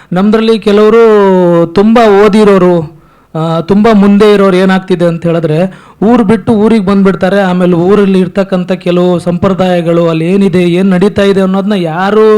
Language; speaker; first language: Kannada; non-native, local second language; Lambadi